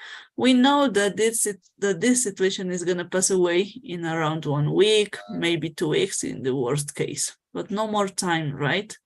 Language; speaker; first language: English; non-native, fluent; Spanish